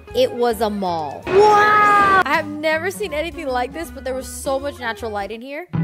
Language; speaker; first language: English; native; English